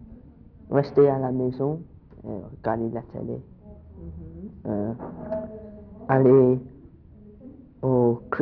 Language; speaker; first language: French; non-native, learner; English